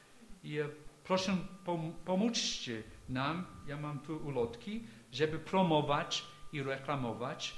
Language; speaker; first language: Polish; non-native, fluent; English